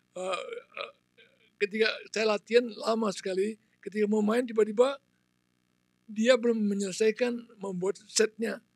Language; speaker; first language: Indonesian; non-native, local second language; Balinese